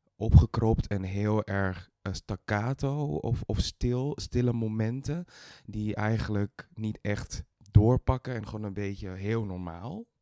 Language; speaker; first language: Dutch; early bilingual, other home language; Thai